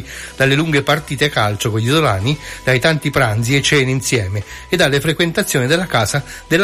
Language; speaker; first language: Italian; native; Italian